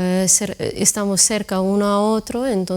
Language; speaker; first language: Spanish; non-native, fluent; Ukrainian